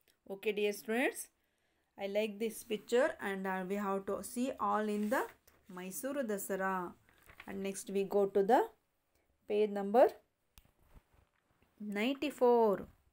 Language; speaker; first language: English; non-native, local second language; Kannada